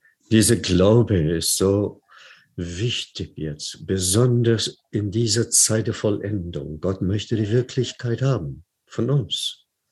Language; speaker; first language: German; non-native, fluent; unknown